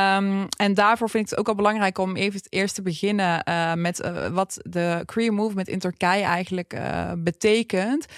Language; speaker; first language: Dutch; early bilingual, other home language; Turkish